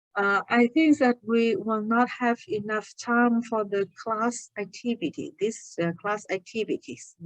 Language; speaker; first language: English; non-native, fluent; Vietnamese